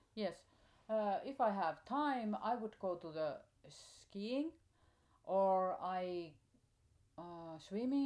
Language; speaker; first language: English; non-native, learner; Finnish